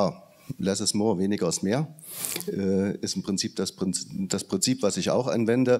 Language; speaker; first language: German; native; German